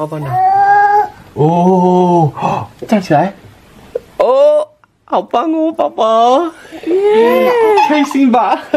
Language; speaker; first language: Chinese; non-native, fluent; English